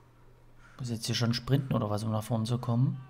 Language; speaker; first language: German; native; German